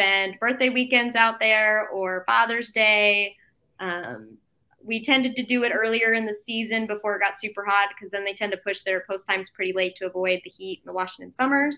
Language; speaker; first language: English; native; English